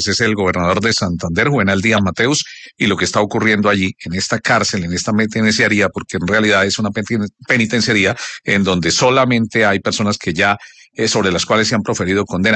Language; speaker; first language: Spanish; native; Spanish